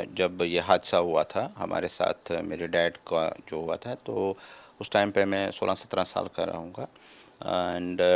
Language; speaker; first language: Hindi; native; Hindi